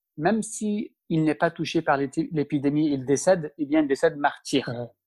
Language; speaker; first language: French; early bilingual, other home language; Turkish